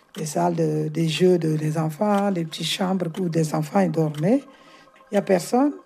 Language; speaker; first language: French; non-native, fluent; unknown